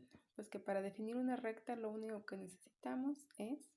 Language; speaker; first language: Spanish; native; Spanish